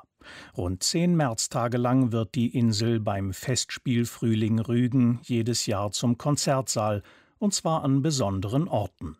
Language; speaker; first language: German; native; German